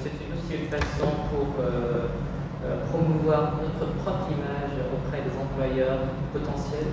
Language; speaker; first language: French; non-native, learner; Vietnamese